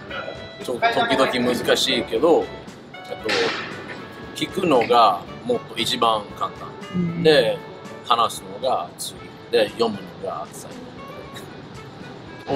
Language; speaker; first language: Japanese; early bilingual, heritage; English